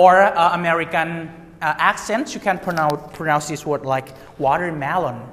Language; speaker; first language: English; non-native, learner; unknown